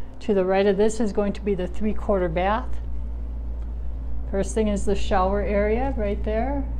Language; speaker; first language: English; native; English